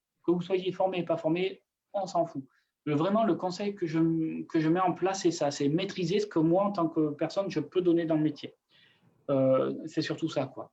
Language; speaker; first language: French; native; French